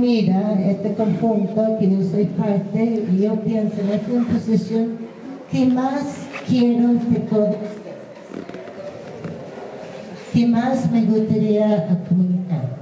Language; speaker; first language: Spanish; non-native, fluent; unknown